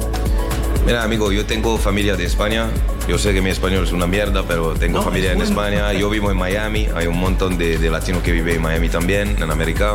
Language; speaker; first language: Spanish; non-native, learner; French